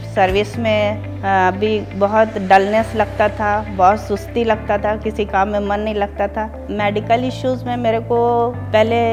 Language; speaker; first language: Hindi; native; Hindi